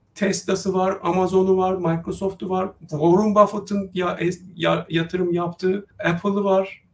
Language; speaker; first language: Turkish; native; Turkish